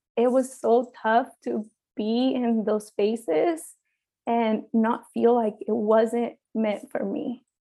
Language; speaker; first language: English; early bilingual, other home language; Spanish